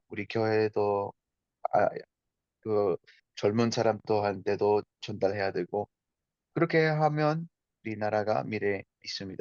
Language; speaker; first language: Korean; non-native, fluent; Spanish